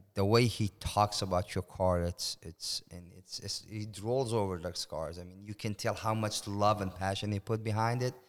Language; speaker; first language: English; non-native, fluent; Persian